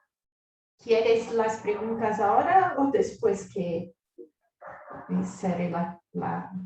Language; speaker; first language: Spanish; non-native, learner; Portuguese